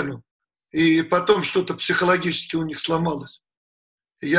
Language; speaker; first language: Russian; native; Russian